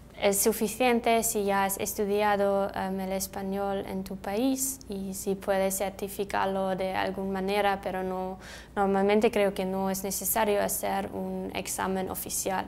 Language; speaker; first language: Spanish; non-native, fluent; German